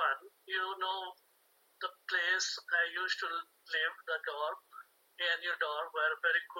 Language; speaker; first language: English; non-native, local second language; Hindi